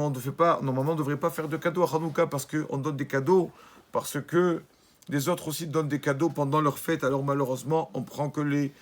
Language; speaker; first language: French; native; French